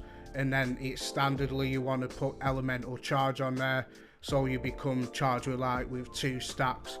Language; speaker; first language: English; native; English